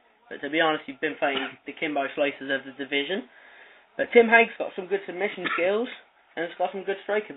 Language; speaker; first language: English; native; English